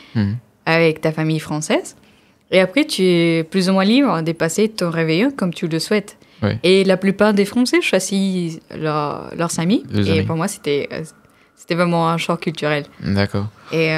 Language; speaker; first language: French; non-native, fluent; Spanish